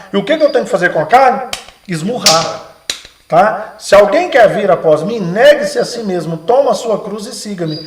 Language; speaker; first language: Portuguese; native; Portuguese